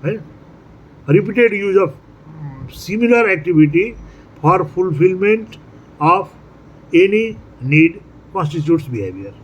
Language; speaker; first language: English; non-native, local second language; Nepali